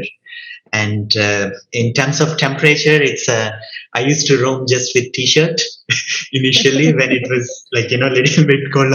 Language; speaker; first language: English; non-native, local second language; Telugu